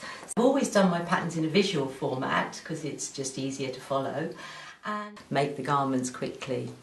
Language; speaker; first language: English; native; English